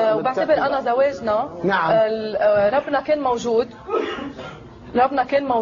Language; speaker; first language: Arabic; native; Arabic